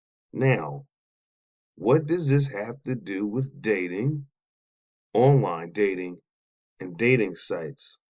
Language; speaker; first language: English; native; English